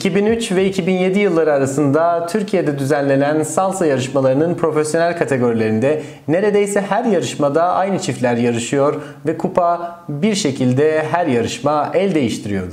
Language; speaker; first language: Turkish; native; Turkish